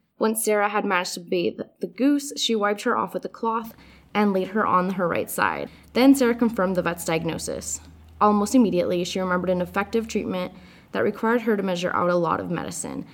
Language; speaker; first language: English; early bilingual, other home language; Spanish